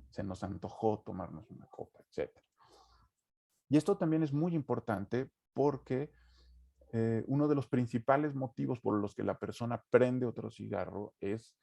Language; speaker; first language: Spanish; native; Spanish